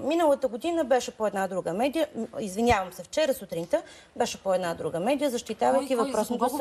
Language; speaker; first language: Bulgarian; native; Bulgarian